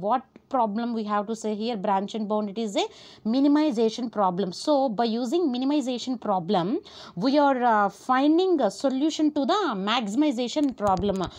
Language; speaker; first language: English; non-native, local second language; Telugu